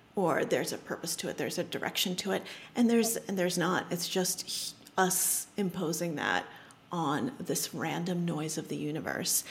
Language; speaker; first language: English; early bilingual, other home language; Russian